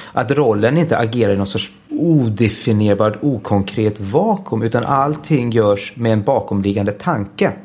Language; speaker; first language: Swedish; early bilingual, heritage; Swedish